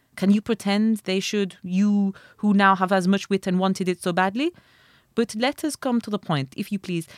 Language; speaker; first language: English; native; English